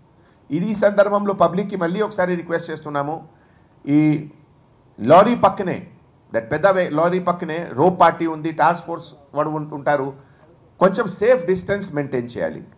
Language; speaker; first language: Telugu; non-native, fluent; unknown